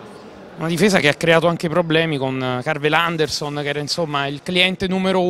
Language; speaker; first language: Italian; native; Italian